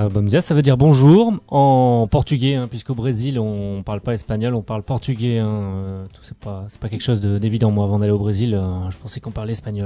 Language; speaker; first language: French; native; French